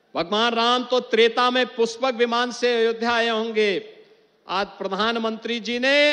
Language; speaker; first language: Hindi; native; Hindi